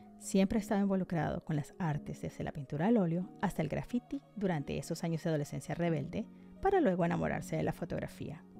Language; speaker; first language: Spanish; native; Spanish